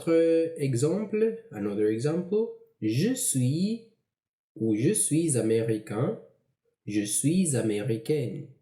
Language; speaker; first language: French; non-native, fluent; English